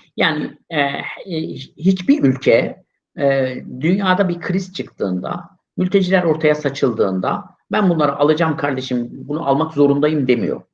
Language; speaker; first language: Turkish; native; Turkish